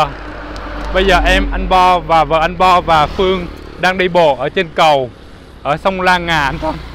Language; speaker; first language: Vietnamese; non-native, learner; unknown